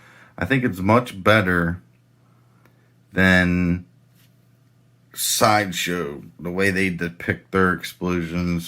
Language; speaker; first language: English; native; English